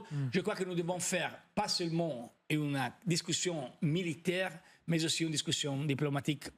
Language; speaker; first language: French; non-native, fluent; Italian